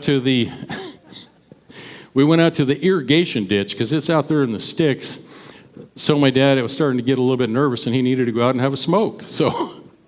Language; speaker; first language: English; native; English